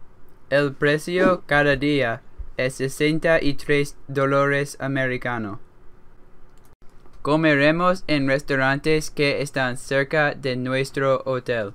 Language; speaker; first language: Spanish; non-native, learner; English